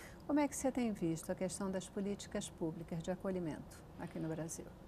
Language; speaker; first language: Portuguese; native; Portuguese